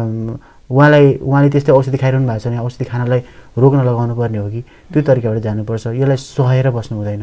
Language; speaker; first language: Nepali; native; Nepali